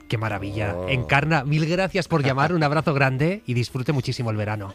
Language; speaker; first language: Spanish; native; Spanish